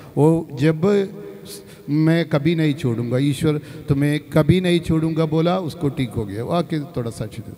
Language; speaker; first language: Hindi; non-native, local second language; Malayalam